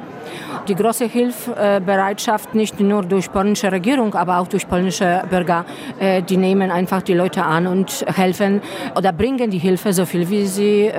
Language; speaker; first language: German; non-native, fluent; Polish